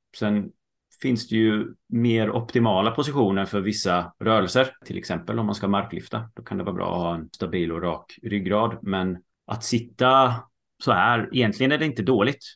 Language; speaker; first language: Swedish; early bilingual, heritage; Swedish